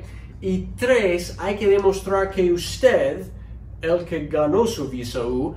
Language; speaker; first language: Spanish; non-native, fluent; English